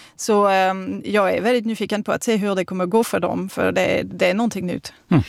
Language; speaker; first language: Swedish; non-native, fluent; French